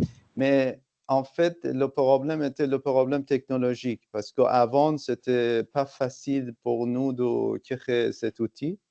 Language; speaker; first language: French; non-native, fluent; Persian